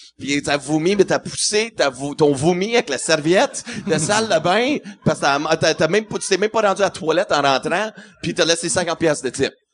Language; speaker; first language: French; non-native, local second language; English